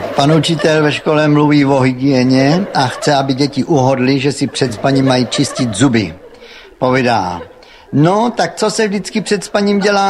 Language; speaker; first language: Czech; native; Czech